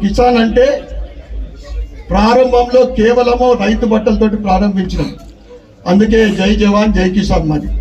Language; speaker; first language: Telugu; native; Telugu